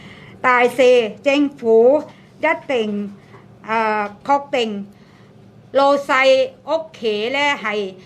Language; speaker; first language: Cantonese; non-native, fluent; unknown